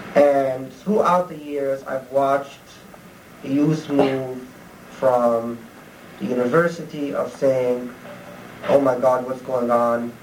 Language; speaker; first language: English; non-native, fluent; Arabic